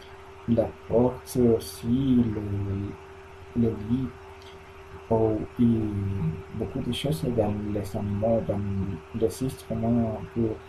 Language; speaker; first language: French; non-native, learner; Spanish